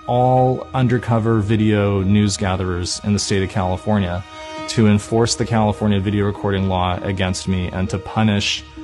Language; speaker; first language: English; native; English